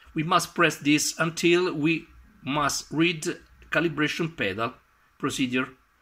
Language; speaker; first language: English; non-native, learner; Italian